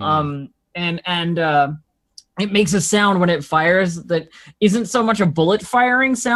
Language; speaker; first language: English; native; English